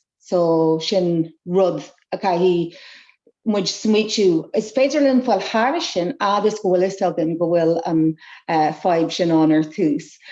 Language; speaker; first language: Irish; non-native, local second language; English